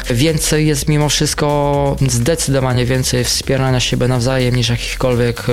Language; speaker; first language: Polish; native; Polish